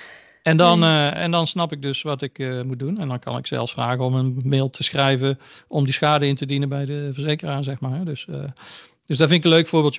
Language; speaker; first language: Dutch; native; Dutch